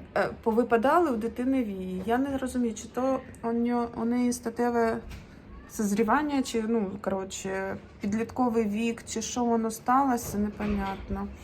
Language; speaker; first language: Ukrainian; native; Ukrainian